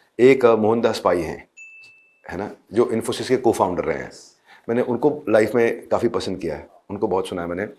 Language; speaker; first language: Hindi; native; Hindi